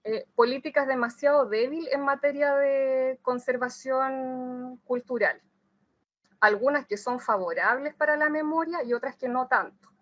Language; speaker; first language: Spanish; native; Spanish